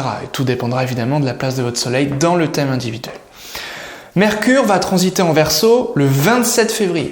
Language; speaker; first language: French; native; French